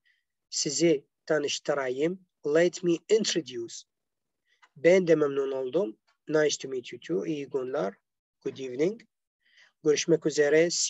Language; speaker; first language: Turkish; non-native, fluent; Arabic